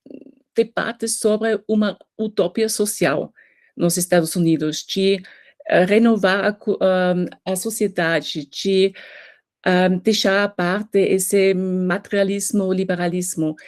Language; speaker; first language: Portuguese; non-native, fluent; German